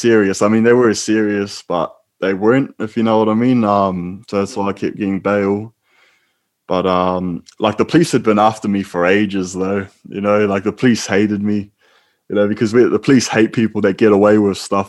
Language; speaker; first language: English; native; English